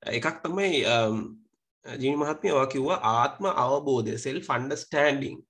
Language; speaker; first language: Sinhala; non-native, local second language; Tamil